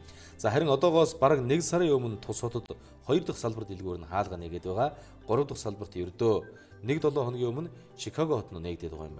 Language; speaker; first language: Mongolian; native; Mongolian